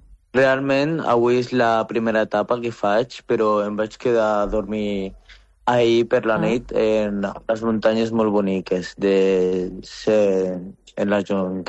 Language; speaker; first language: Catalan; non-native, fluent; Arabic